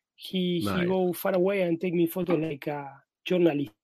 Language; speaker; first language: English; non-native, learner; Spanish